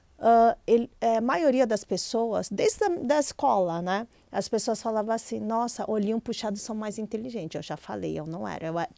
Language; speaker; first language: Portuguese; early bilingual, other home language; Chinese